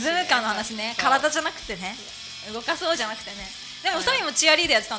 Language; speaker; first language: Japanese; native; Japanese